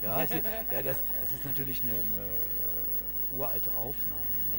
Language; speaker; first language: German; native; German